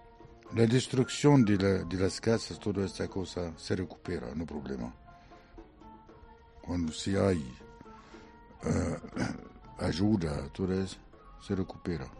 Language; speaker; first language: Spanish; non-native, fluent; Arabic